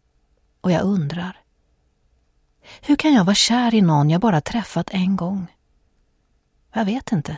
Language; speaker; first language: Swedish; native; Swedish